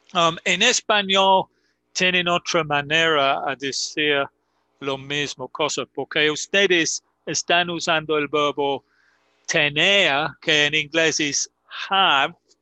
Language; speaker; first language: Spanish; non-native, fluent; English